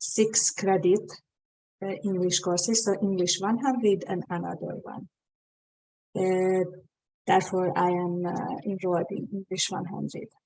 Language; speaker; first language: English; non-native, fluent; Hungarian